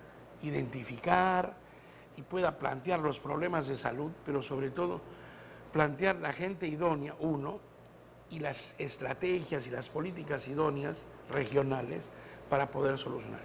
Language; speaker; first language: Spanish; native; Spanish